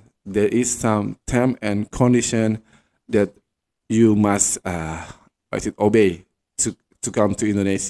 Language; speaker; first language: English; non-native, fluent; Indonesian